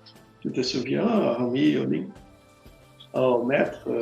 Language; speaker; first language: French; non-native, learner; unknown